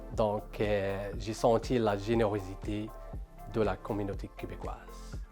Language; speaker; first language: French; non-native, local second language; Arabic